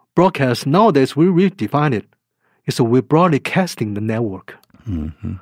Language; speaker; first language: English; non-native, fluent; Chinese